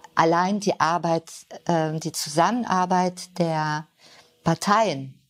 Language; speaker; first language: German; non-native, fluent; French